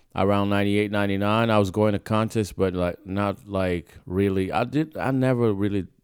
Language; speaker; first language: English; non-native, fluent; Portuguese